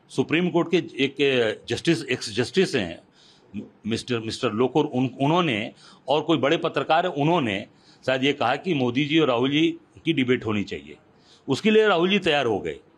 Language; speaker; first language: Hindi; native; Hindi